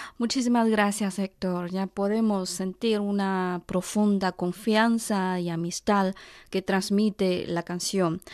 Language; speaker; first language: Spanish; non-native, fluent; Chinese